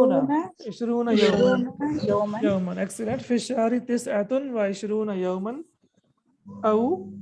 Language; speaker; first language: Arabic; non-native, fluent; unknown